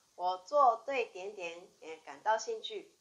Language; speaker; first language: Chinese; non-native, fluent; Japanese